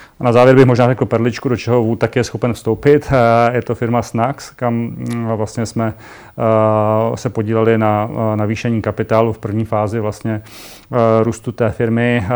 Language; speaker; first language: Czech; native; Czech